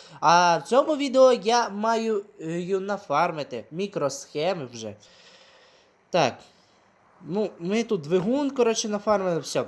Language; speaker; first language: Ukrainian; non-native, local second language; Russian